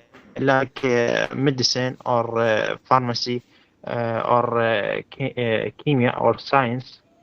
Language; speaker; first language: English; non-native, learner; Arabic